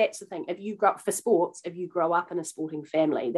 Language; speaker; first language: English; native; English